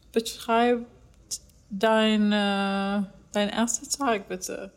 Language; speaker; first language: German; non-native, learner; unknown